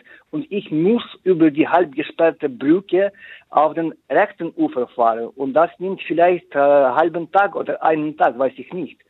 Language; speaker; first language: German; non-native, fluent; Ukrainian